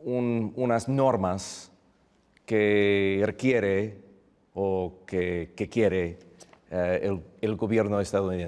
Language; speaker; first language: Spanish; non-native, fluent; English